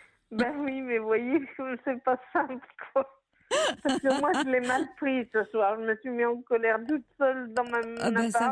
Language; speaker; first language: French; native; French